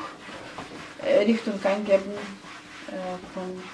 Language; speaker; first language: German; non-native, fluent; Russian